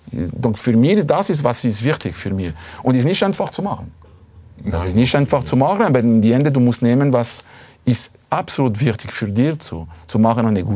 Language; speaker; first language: German; non-native, fluent; Italian